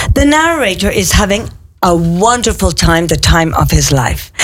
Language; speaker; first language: English; native; English